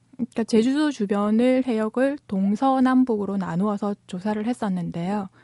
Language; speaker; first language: Korean; native; Korean